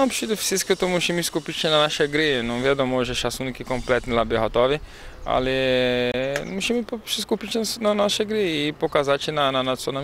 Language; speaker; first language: Polish; non-native, learner; Portuguese